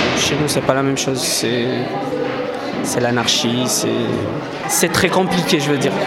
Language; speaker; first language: French; non-native, local second language; Kabyle